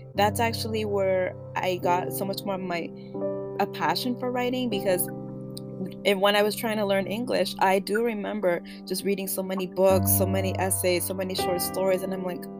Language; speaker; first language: English; early bilingual, other home language; Spanish